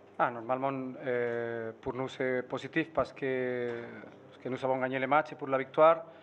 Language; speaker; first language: French; non-native, fluent; Spanish